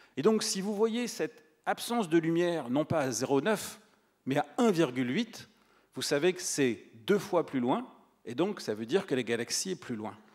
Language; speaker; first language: French; native; French